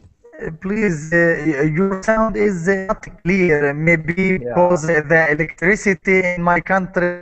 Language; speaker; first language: English; non-native, learner; Arabic